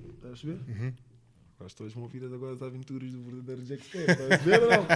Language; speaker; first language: Portuguese; early bilingual, heritage; English